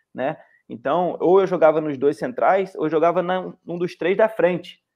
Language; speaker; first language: Portuguese; native; Portuguese